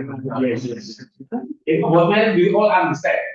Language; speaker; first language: English; non-native, learner; Indonesian